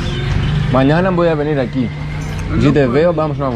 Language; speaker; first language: Spanish; non-native, learner; Greek